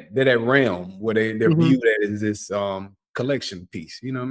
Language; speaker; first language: English; native; English